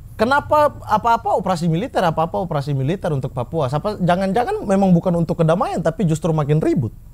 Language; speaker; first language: Indonesian; native; Indonesian